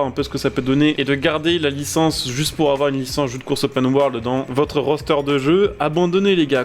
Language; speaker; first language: French; native; French